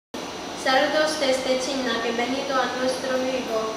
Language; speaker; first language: Spanish; non-native, learner; Chinese